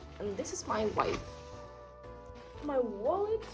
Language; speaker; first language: English; non-native, learner; Ukrainian